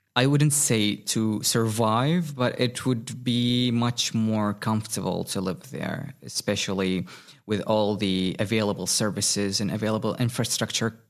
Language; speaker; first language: English; non-native, fluent; Arabic